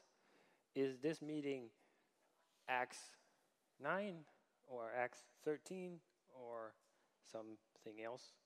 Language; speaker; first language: English; non-native, fluent; Danish